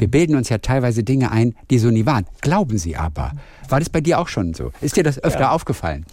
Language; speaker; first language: German; native; German